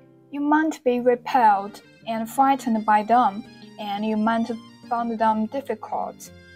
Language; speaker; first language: English; non-native, fluent; Chinese